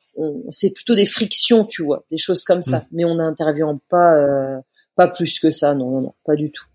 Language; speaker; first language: French; native; French